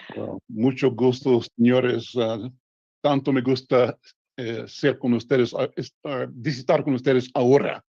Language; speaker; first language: Spanish; non-native, learner; English